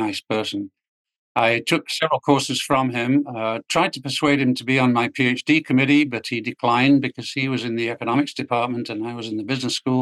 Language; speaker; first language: English; native; English